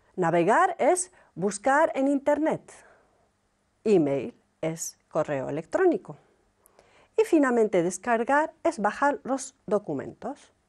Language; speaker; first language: Spanish; non-native, fluent; Arabic